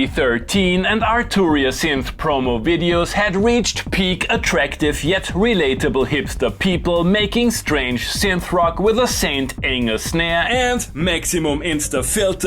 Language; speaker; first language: English; non-native, fluent; German